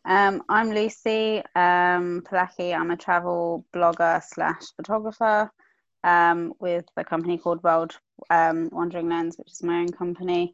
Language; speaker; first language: English; native; English